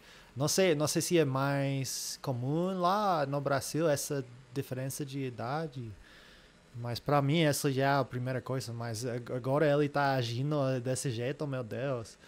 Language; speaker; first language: Portuguese; non-native, fluent; English